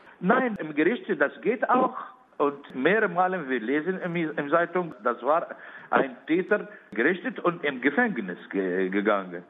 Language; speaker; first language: German; non-native, learner; Arabic